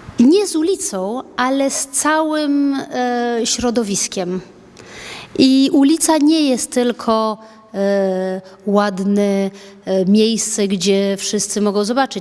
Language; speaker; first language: Polish; early bilingual, heritage; French